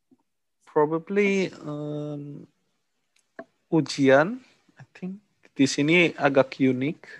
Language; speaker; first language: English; non-native, fluent; Indonesian